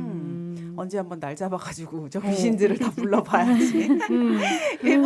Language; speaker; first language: Korean; native; Korean